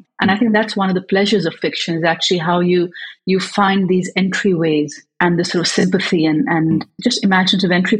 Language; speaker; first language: English; native; English